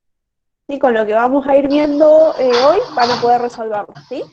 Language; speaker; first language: Spanish; native; Spanish